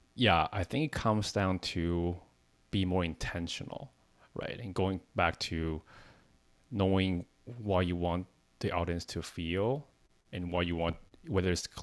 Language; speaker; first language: English; non-native, fluent; Chinese